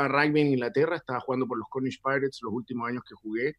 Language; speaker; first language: Spanish; native; Spanish